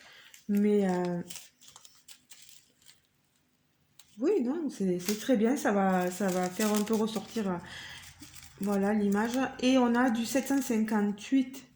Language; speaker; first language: French; native; French